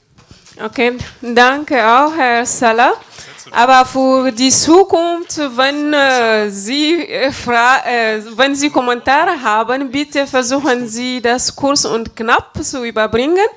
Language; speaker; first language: German; non-native, fluent; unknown